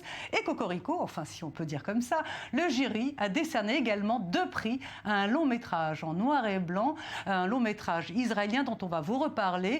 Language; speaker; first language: French; native; French